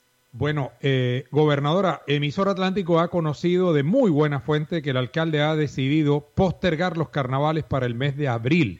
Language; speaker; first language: Spanish; native; Spanish